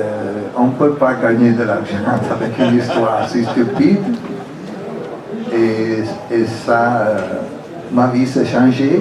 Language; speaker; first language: French; non-native, fluent; Italian